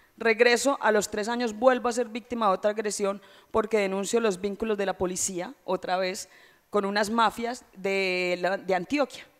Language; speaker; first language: Spanish; native; Spanish